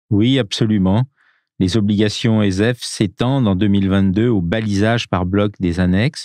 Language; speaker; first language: French; native; French